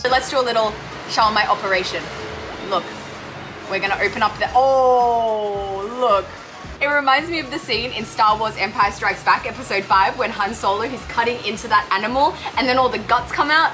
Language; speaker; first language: English; native; English